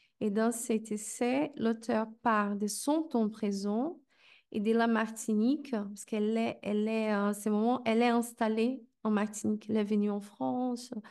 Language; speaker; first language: French; non-native, fluent; Portuguese